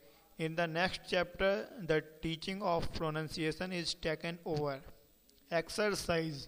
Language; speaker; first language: English; non-native, local second language; Hindi